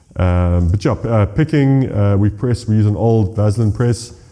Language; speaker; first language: English; native; English